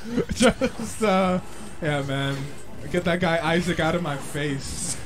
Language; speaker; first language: English; native; English